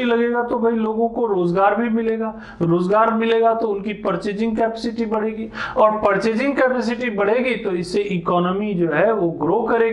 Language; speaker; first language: Hindi; native; Hindi